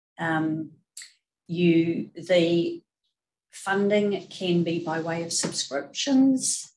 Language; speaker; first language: English; native; English